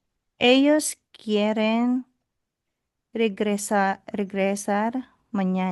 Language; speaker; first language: Spanish; non-native, learner; Filipino